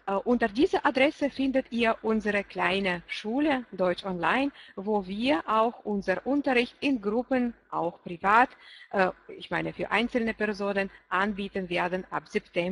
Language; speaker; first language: German; non-native, fluent; French